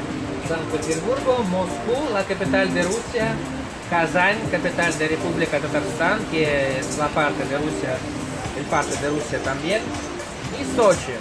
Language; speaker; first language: Spanish; non-native, fluent; Russian